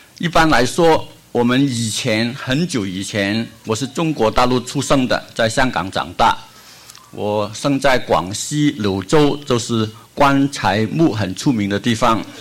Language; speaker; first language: Chinese; non-native, local second language; Cantonese